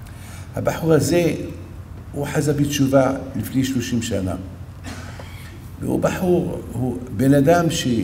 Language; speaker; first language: Hebrew; non-native, fluent; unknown